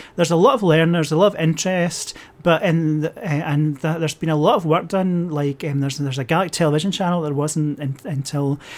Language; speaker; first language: English; native; English